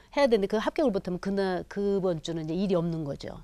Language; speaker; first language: Korean; native; Korean